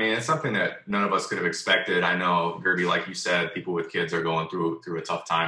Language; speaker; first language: English; native; English